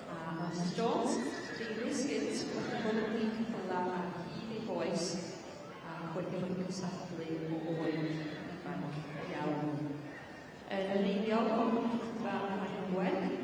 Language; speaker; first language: Welsh; native; Welsh